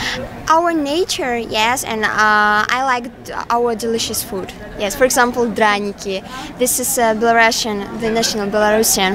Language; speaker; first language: English; non-native, learner; Russian